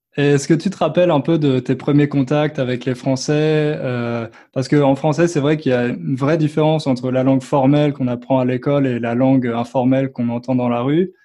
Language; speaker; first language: French; native; French